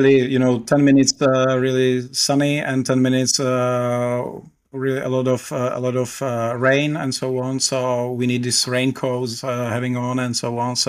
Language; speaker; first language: English; non-native, fluent; Czech